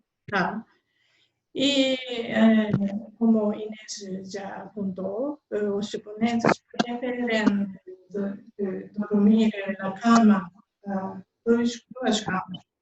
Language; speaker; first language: Portuguese; non-native, learner; Japanese